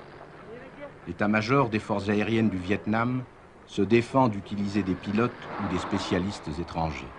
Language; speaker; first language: French; native; French